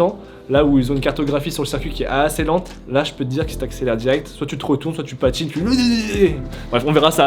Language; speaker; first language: French; native; French